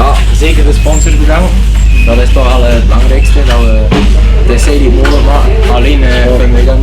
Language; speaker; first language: Dutch; native; Dutch